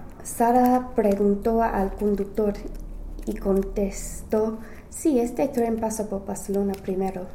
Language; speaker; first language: Spanish; non-native, learner; English